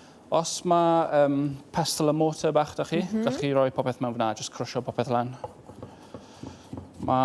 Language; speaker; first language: Welsh; native; Welsh